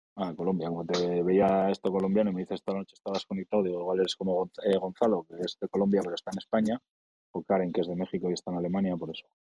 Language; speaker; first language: Spanish; native; Spanish